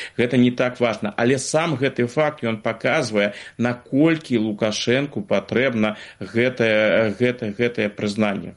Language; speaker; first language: Belarusian; non-native, local second language; Russian